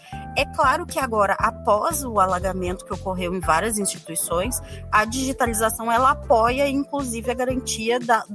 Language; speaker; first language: Portuguese; native; Portuguese